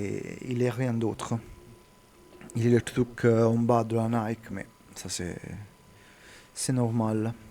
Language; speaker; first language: French; non-native, learner; Italian